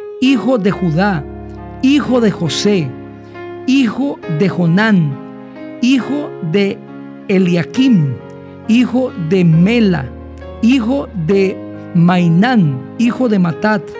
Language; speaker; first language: Spanish; native; Spanish